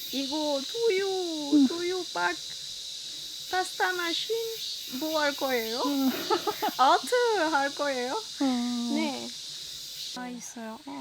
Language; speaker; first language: Korean; non-native, learner; French